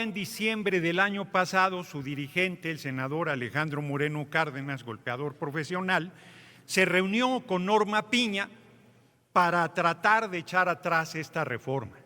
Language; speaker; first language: Spanish; native; Spanish